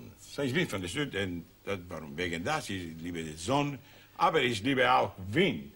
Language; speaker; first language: German; non-native, learner; Italian